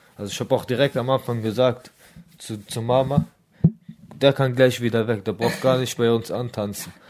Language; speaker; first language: German; early bilingual, other home language; Arabic